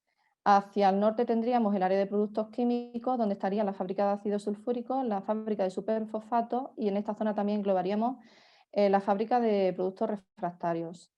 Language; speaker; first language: Spanish; native; Spanish